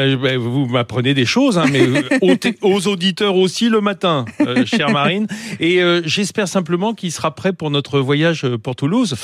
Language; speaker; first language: French; native; French